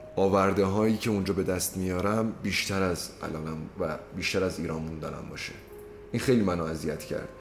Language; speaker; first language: Persian; non-native, local second language; Azerbaijani